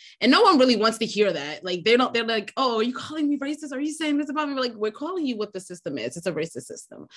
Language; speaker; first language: English; native; English